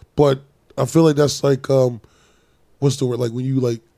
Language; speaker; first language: English; native; English